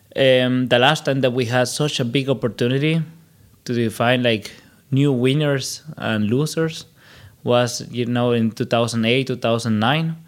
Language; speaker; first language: English; non-native, fluent; Spanish